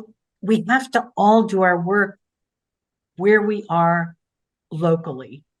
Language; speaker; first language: English; native; English